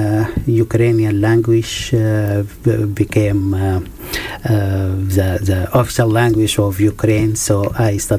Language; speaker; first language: English; non-native, fluent; Arabic